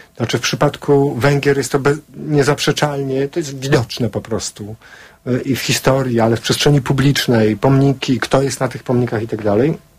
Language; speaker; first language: Polish; native; Polish